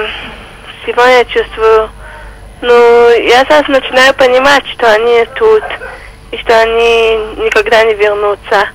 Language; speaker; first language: Russian; early bilingual, heritage; Hebrew